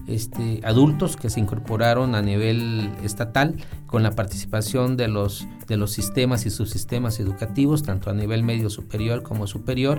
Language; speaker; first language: Spanish; native; Spanish